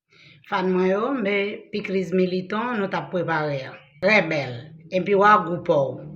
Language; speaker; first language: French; non-native, learner; Haitian Creole